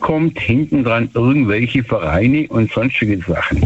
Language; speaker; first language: German; native; German